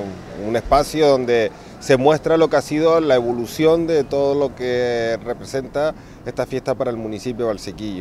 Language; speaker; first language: Spanish; native; Spanish